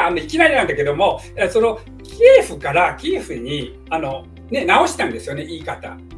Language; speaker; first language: Japanese; non-native, fluent; Chinese